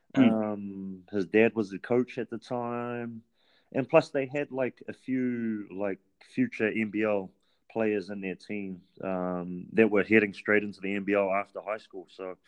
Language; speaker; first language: English; native; English